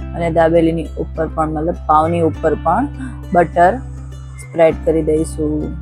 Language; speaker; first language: Gujarati; native; Gujarati